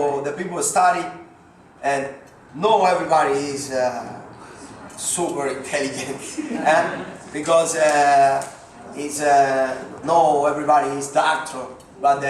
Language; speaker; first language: English; non-native, learner; Spanish